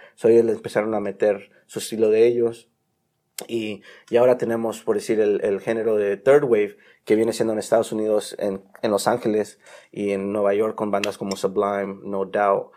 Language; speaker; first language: Spanish; early bilingual, heritage; Spanish